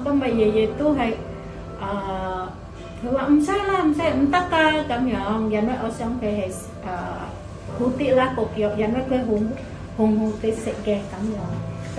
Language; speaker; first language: Cantonese; non-native, fluent; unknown